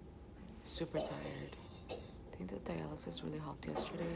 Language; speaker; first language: English; native; English